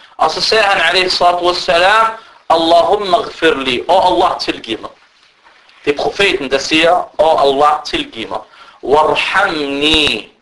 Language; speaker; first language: Danish; early bilingual, other home language; Arabic